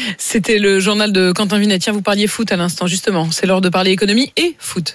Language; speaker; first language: French; native; French